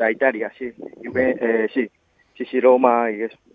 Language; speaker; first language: Spanish; non-native, learner; Japanese